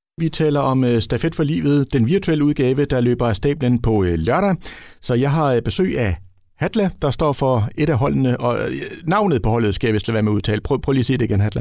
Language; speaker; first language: Danish; native; Danish